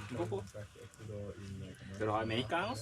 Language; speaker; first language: Spanish; non-native, learner; Korean